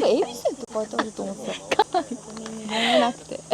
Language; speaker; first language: Japanese; non-native, fluent; English